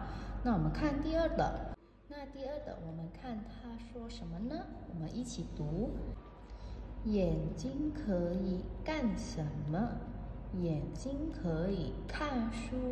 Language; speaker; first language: Chinese; non-native, fluent; Indonesian